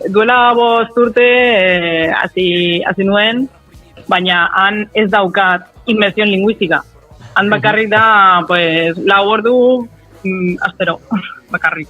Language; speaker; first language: Basque; non-native, local second language; Spanish